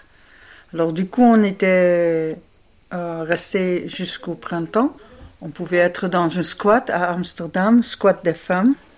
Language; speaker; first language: French; non-native, fluent; Dutch